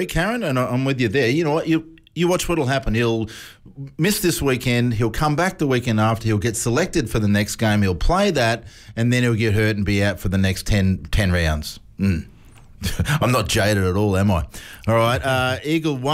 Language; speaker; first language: English; native; English